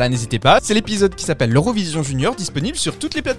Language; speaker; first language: French; native; French